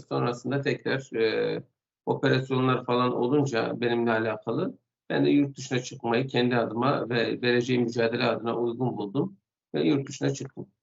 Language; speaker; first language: Turkish; non-native, local second language; Kurdish